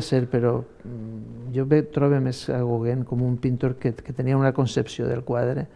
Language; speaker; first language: Catalan; native; Catalan